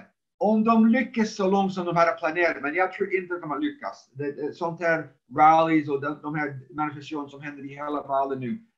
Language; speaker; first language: Swedish; non-native, fluent; English